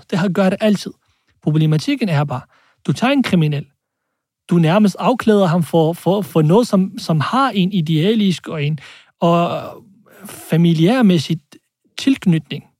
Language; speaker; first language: Danish; early bilingual, other home language; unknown